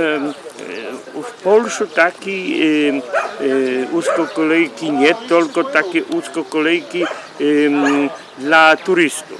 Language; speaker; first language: Polish; non-native, learner; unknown